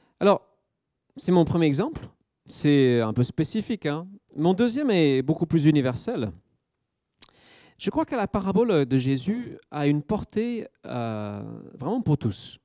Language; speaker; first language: French; native; French